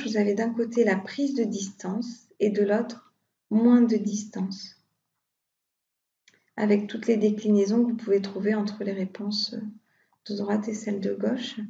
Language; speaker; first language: French; native; French